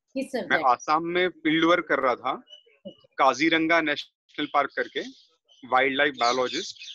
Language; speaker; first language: Hindi; native; Hindi